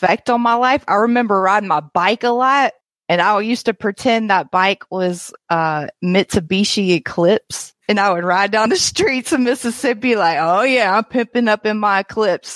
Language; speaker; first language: English; native; English